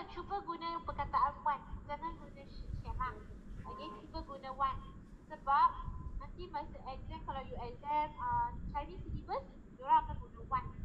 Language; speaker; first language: Malay; non-native, local second language; Chinese